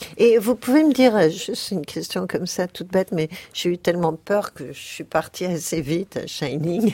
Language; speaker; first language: French; native; French